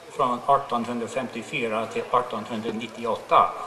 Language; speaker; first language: Swedish; non-native, fluent; English